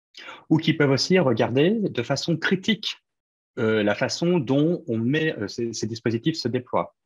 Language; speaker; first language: French; native; French